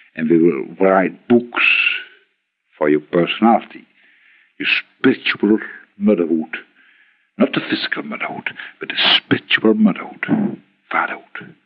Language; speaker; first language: English; non-native, learner; Dutch